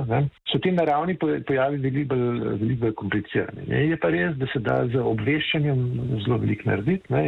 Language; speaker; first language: Slovenian; native; Slovenian